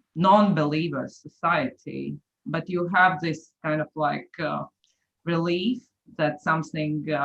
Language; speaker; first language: English; non-native, fluent; Latvian